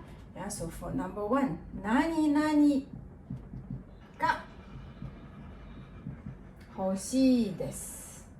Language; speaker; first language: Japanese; non-native, fluent; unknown